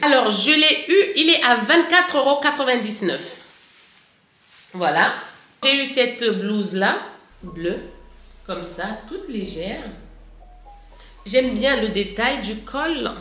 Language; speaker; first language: French; native; French